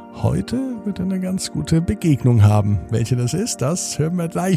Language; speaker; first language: German; native; German